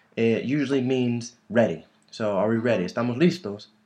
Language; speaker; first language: Spanish; non-native, fluent; English